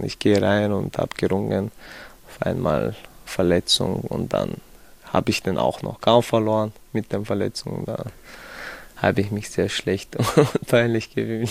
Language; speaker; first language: German; non-native, fluent; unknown